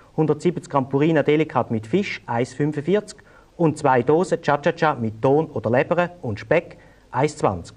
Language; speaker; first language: German; native; German